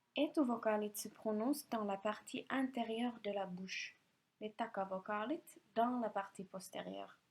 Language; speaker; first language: French; non-native, fluent; Finnish